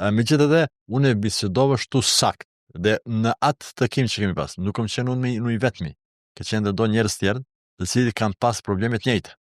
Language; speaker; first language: Albanian; non-native, local second language; Serbian